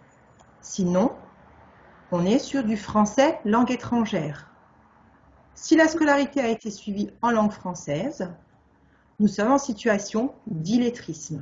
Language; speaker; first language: French; native; French